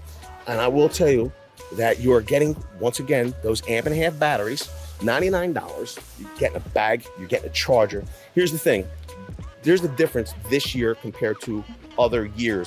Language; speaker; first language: English; native; English